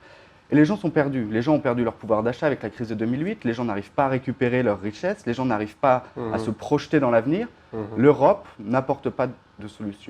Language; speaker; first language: French; native; French